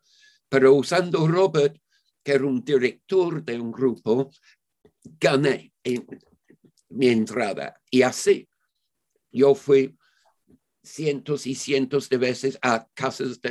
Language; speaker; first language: Spanish; non-native, fluent; English